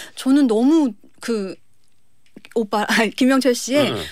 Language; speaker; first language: Korean; native; Korean